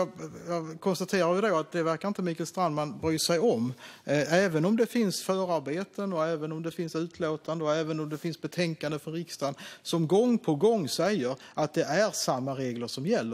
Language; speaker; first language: Swedish; native; Swedish